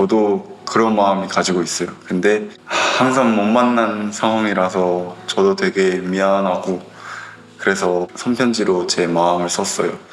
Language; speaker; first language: Korean; non-native, learner; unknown